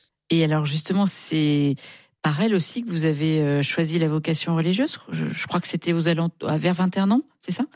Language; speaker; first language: French; native; French